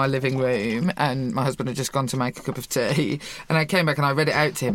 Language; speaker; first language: English; native; English